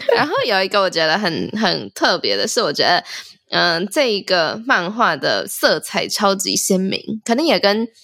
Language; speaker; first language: Chinese; native; Chinese